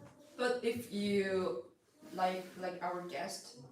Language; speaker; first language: English; non-native, fluent; Chinese